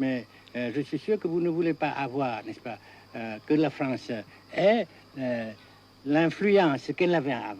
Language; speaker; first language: French; non-native, fluent; Vietnamese